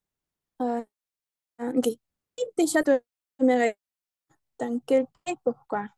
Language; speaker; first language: French; non-native, learner; Spanish